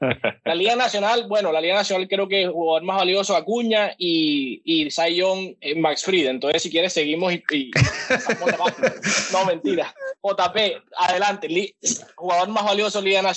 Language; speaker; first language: Spanish; native; Spanish